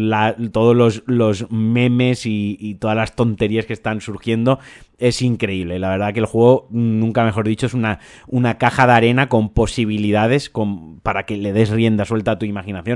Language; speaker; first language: Spanish; native; Spanish